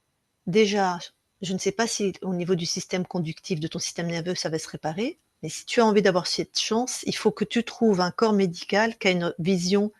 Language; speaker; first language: French; native; French